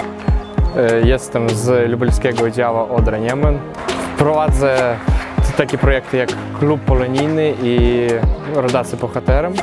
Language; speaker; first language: Polish; early bilingual, heritage; Polish